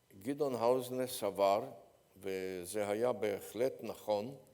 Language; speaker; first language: Hebrew; non-native, fluent; Polish